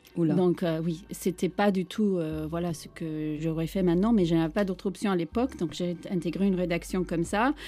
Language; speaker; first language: French; non-native, fluent; Turkish